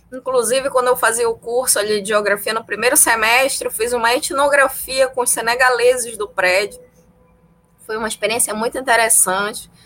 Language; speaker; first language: Portuguese; native; Portuguese